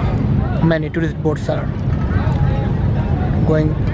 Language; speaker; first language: English; non-native, learner; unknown